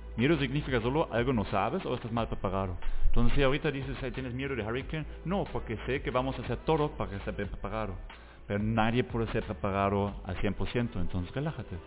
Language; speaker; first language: Spanish; non-native, fluent; German